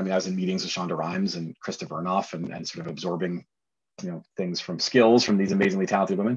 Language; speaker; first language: English; native; English